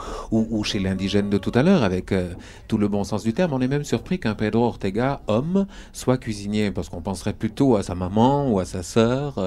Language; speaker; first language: French; native; French